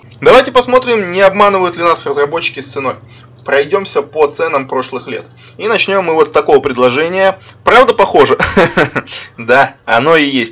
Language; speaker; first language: Russian; native; Russian